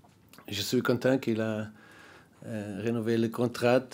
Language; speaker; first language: French; non-native, learner; Portuguese